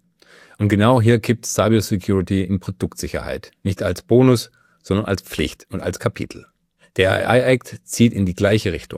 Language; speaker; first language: German; native; German